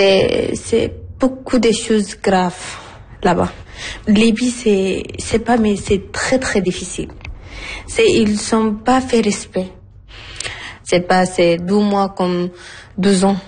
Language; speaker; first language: French; non-native, learner; Arabic